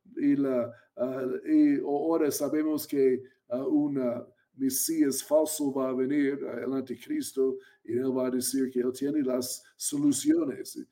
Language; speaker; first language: Spanish; non-native, fluent; English